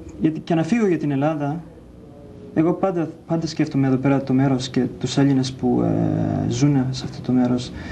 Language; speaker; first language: Greek; early bilingual, heritage; Greek